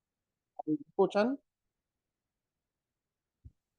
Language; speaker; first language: Spanish; native; Spanish